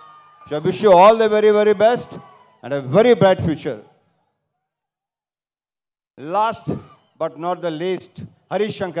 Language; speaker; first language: Telugu; native; Telugu